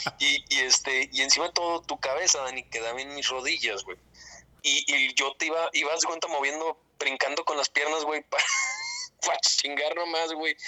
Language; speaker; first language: Spanish; native; Spanish